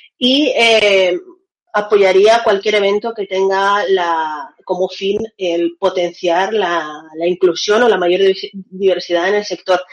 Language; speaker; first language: Spanish; early bilingual, other home language; Russian